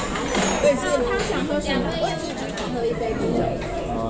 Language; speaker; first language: Chinese; native; Chinese